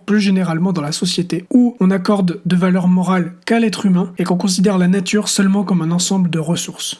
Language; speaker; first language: French; native; French